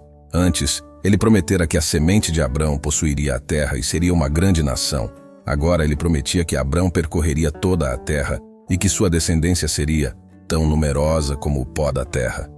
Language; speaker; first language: Portuguese; native; Portuguese